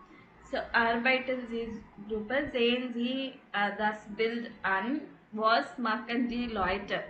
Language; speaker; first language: German; non-native, learner; Tamil